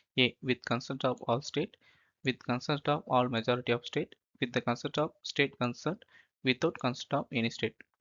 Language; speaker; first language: English; non-native, local second language; Tamil